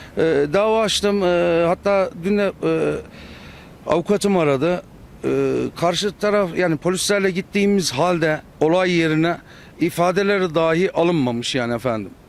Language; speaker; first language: Turkish; native; Turkish